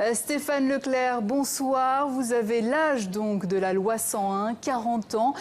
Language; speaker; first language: French; native; French